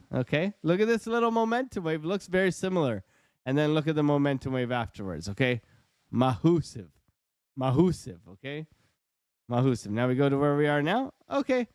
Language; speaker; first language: English; native; English